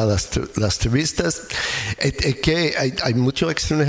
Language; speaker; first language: Spanish; non-native, learner; English